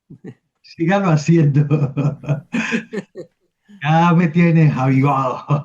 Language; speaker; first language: Spanish; native; Spanish